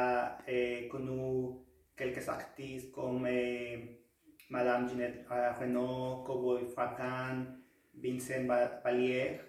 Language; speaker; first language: French; non-native, learner; Spanish